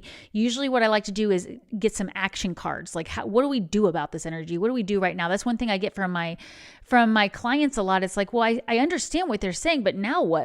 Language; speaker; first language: English; native; English